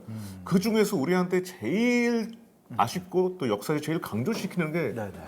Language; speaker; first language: Korean; non-native, fluent; Hindi